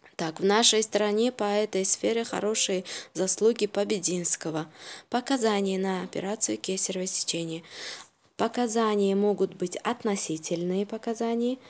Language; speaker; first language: Russian; non-native, local second language; Uzbek